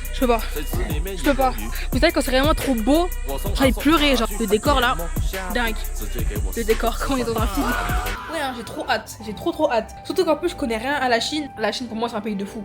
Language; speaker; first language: French; native; French